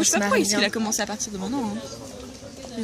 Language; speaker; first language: French; native; French